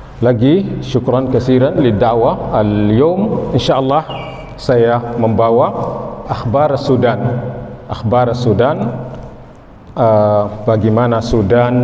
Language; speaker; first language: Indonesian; non-native, fluent; Arabic